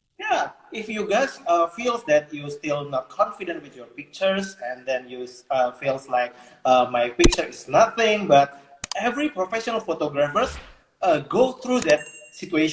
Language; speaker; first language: English; non-native, fluent; Indonesian